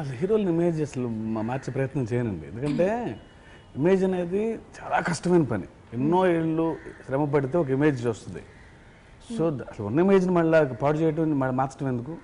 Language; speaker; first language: Telugu; native; Telugu